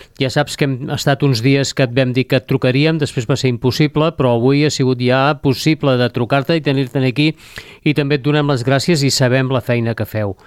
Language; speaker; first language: Catalan; native; Catalan